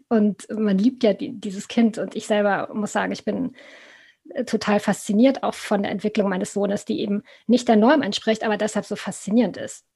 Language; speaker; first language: German; native; German